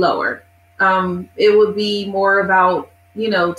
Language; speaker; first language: English; native; English